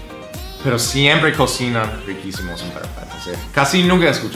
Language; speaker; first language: Spanish; non-native, fluent; English